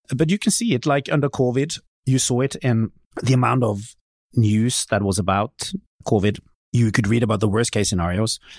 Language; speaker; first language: English; non-native, fluent; Norwegian